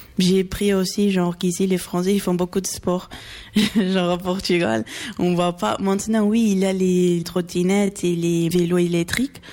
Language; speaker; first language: French; non-native, fluent; Portuguese